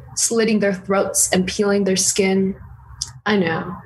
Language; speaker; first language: English; native; English